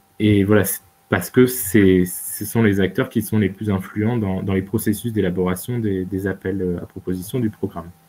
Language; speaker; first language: French; native; French